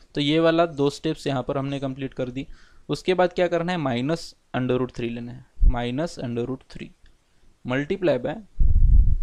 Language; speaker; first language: Hindi; non-native, local second language; Marathi